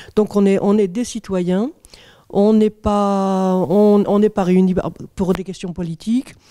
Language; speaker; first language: French; native; French